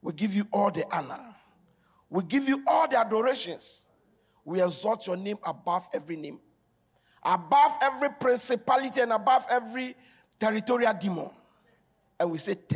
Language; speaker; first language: English; non-native, local second language; Akan